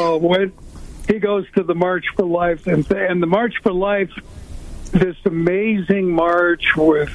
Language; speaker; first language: English; native; English